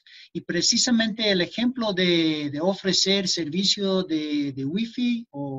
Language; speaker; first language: Spanish; non-native, fluent; English